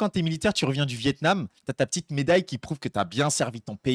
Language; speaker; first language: French; native; French